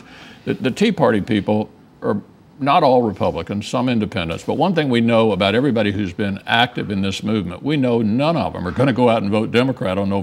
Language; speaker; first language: English; native; English